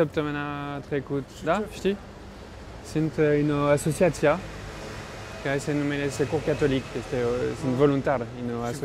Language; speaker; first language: Romanian; non-native, learner; French